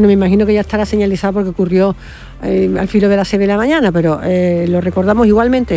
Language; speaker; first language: Spanish; native; Spanish